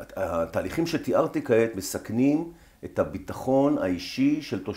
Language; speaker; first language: Hebrew; native; Hebrew